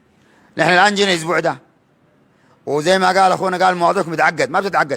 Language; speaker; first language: Arabic; native; Arabic